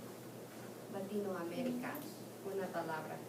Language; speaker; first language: Spanish; non-native, fluent; English